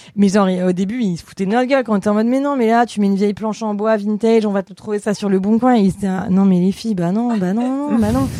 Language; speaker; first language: French; native; French